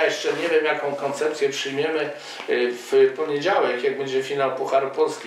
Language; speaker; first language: Polish; native; Polish